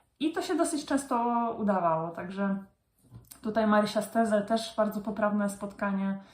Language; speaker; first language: Polish; native; Polish